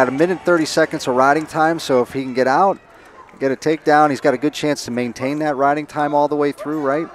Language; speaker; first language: English; native; English